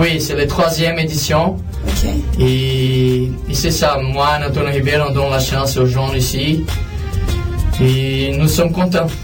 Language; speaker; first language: French; non-native, fluent; Portuguese